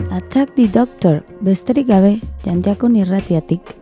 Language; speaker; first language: Basque; non-native, learner; Spanish